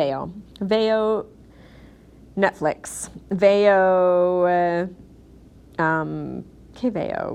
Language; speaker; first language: Spanish; non-native, fluent; English